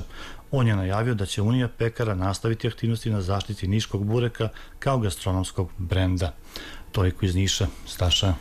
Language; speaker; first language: Serbian; native; Serbian